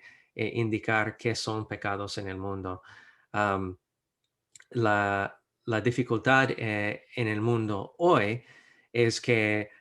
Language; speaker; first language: Spanish; non-native, fluent; English